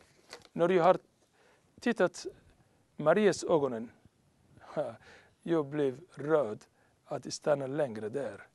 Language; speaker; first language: Swedish; non-native, learner; Somali